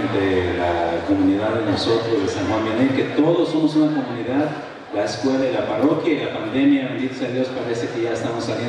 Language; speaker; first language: Spanish; native; Spanish